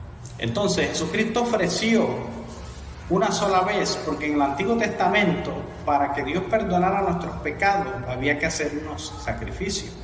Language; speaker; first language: Spanish; native; Spanish